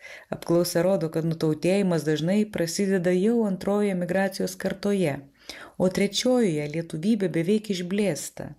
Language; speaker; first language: Lithuanian; native; Lithuanian